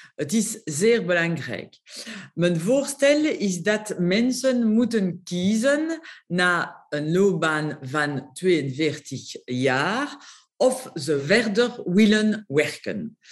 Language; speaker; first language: Dutch; non-native, local second language; French